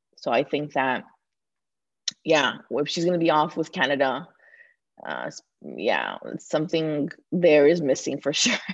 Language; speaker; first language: English; early bilingual, other home language; Spanish